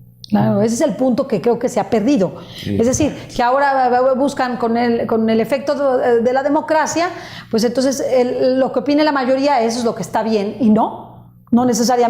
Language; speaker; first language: Spanish; native; Spanish